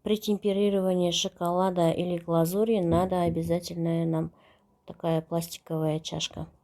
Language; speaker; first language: Russian; non-native, local second language; Kazakh